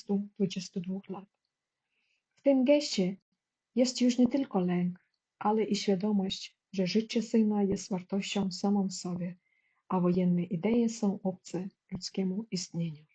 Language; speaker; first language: Polish; non-native, fluent; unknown